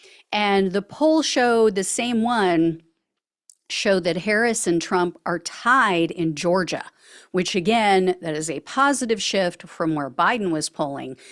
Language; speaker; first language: English; native; English